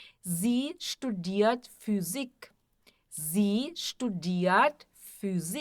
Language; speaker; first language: German; non-native, fluent; Portuguese